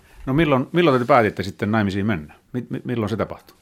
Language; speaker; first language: Finnish; native; Finnish